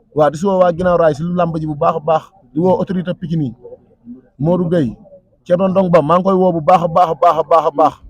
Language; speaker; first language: Wolof; non-native, local second language; Fula